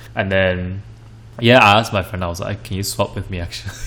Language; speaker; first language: English; non-native, fluent; Chinese